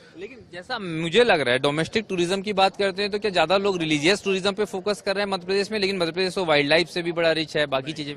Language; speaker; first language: Hindi; native; Hindi